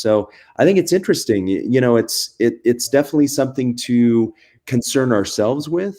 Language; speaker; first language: English; native; English